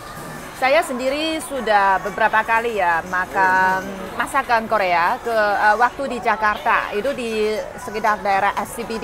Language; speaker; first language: Indonesian; non-native, fluent; Chinese